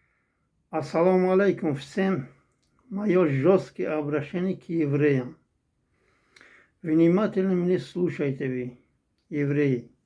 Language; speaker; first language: Russian; non-native, fluent; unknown